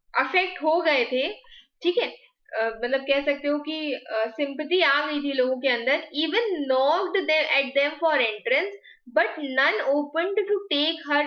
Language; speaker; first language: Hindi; native; Hindi